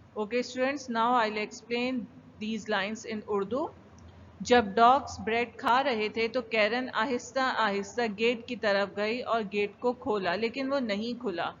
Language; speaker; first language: Urdu; native; Urdu